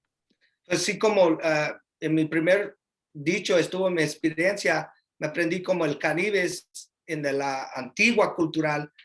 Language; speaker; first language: Spanish; early bilingual, heritage; English